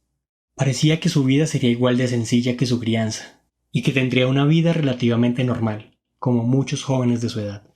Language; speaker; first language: Spanish; native; Spanish